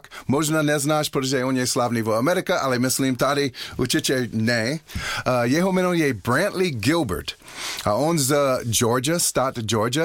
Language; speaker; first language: Czech; non-native, learner; English